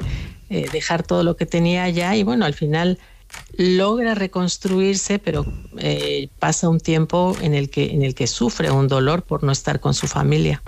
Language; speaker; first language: Spanish; native; Spanish